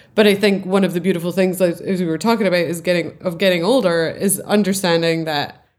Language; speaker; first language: English; native; English